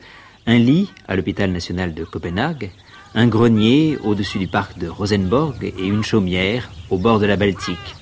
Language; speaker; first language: French; native; French